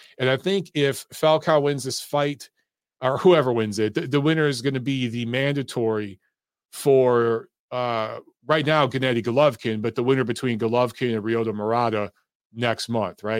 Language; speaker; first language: English; early bilingual, other home language; Italian